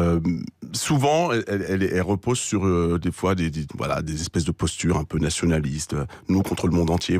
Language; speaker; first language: French; native; French